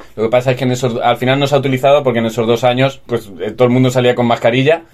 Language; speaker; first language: Spanish; native; Spanish